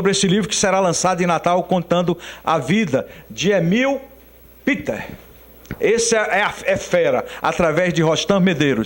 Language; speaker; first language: Portuguese; native; Portuguese